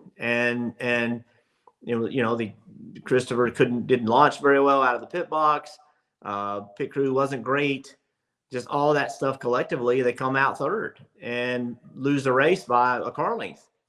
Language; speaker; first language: English; native; English